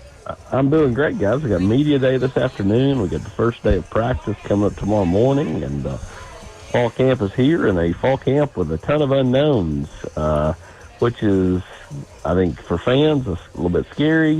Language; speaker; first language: English; native; English